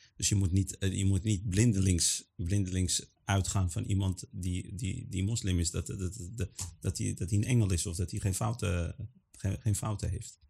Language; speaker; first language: Dutch; early bilingual, other home language; Arabic